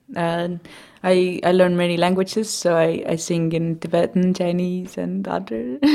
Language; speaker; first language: English; non-native, fluent; Estonian